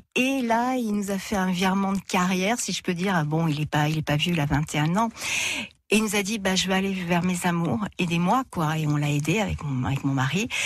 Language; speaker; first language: French; native; French